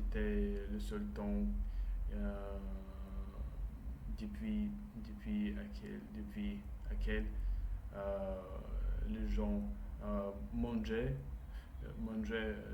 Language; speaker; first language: French; non-native, learner; Russian